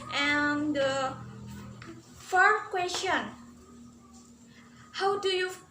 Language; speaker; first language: English; non-native, learner; Indonesian